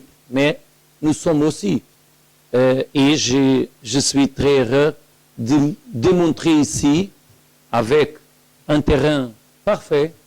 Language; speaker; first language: French; non-native, learner; Portuguese